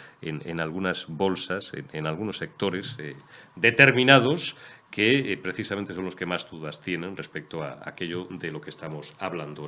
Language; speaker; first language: Spanish; native; Spanish